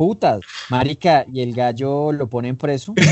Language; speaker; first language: Spanish; native; Spanish